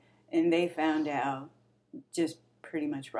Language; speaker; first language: English; native; English